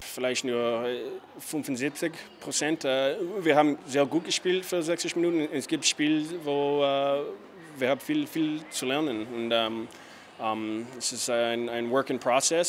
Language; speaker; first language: German; non-native, fluent; English